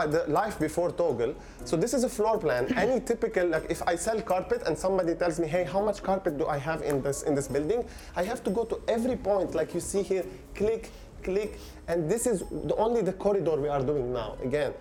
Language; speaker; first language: English; non-native, fluent; Arabic